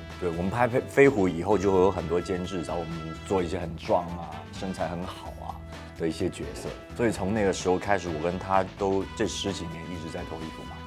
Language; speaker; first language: Chinese; non-native, local second language; Cantonese